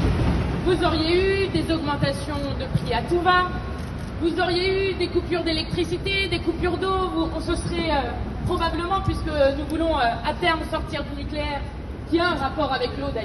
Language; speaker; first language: French; native; French